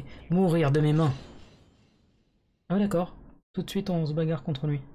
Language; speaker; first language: French; native; French